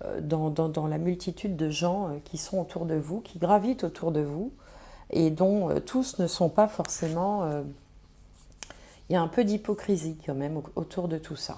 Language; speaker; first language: French; native; French